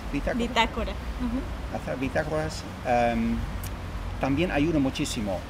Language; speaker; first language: Spanish; non-native, fluent; Dutch